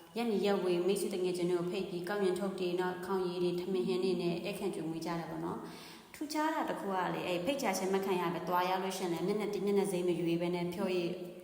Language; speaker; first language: Burmese; non-native, local second language; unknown